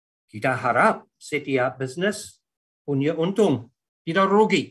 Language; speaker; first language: Indonesian; non-native, fluent; English